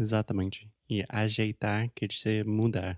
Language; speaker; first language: Portuguese; non-native, fluent; English